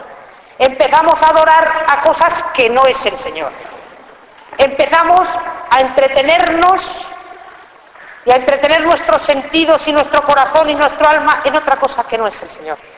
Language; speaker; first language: Spanish; native; Spanish